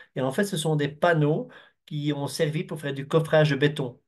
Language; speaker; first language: French; native; French